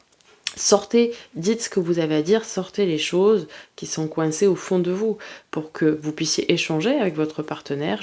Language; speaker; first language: French; native; French